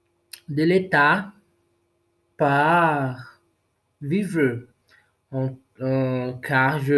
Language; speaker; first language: French; non-native, learner; Portuguese